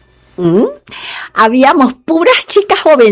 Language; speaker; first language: Spanish; native; Spanish